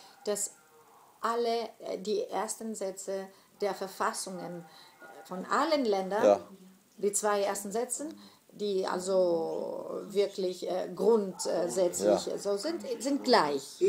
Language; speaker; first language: German; non-native, fluent; Greek